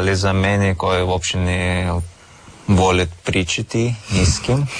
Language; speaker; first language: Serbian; non-native, learner; Russian